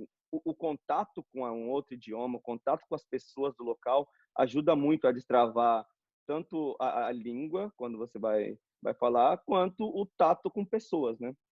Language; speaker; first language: Portuguese; native; Portuguese